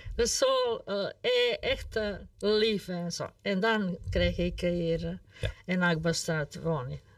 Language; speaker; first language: Dutch; non-native, learner; Serbian